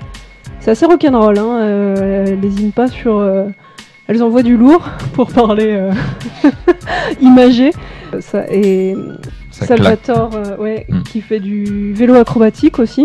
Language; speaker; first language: French; native; French